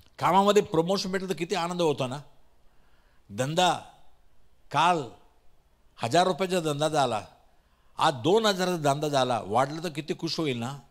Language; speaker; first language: Marathi; non-native, local second language; Tamil